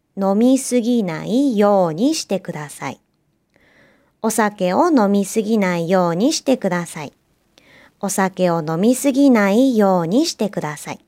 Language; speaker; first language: Japanese; native; Japanese